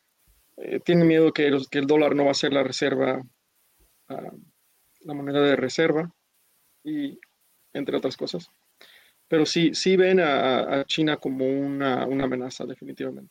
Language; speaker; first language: Spanish; early bilingual, heritage; English